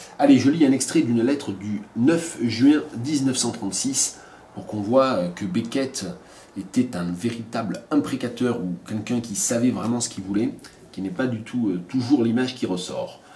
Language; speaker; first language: French; native; French